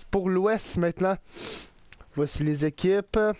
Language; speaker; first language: French; native; French